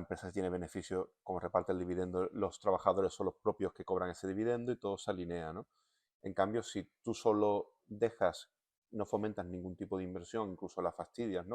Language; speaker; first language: Spanish; native; Spanish